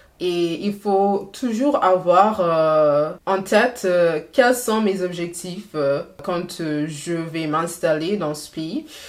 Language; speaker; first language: French; non-native, fluent; English